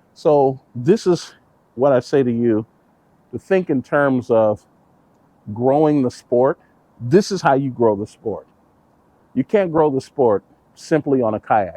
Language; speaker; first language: English; native; English